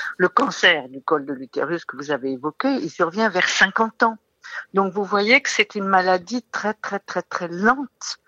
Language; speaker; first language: French; native; French